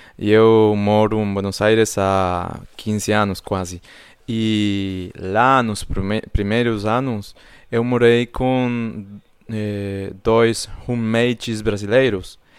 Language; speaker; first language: Portuguese; non-native, fluent; Spanish